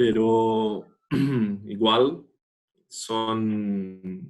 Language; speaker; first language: Spanish; non-native, fluent; Portuguese